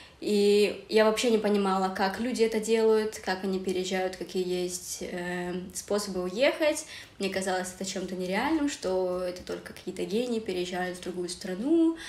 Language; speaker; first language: Russian; native; Russian